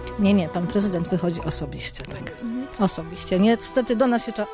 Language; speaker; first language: Polish; native; Polish